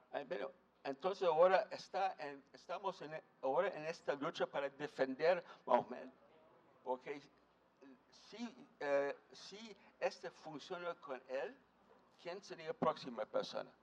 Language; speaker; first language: Spanish; non-native, fluent; English